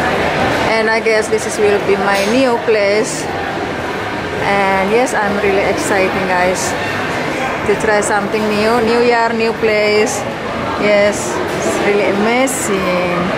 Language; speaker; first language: English; non-native, learner; Indonesian